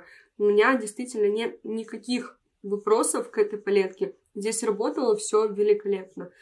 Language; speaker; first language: Russian; native; Russian